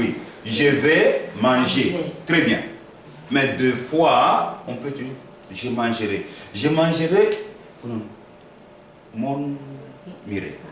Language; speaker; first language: French; non-native, fluent; Korean